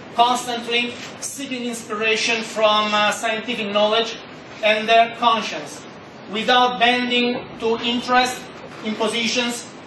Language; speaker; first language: English; non-native, fluent; Italian